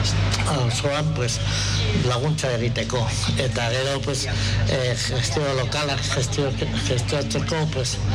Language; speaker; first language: Basque; non-native, local second language; Spanish